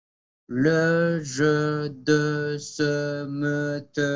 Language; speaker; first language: French; non-native, fluent; Spanish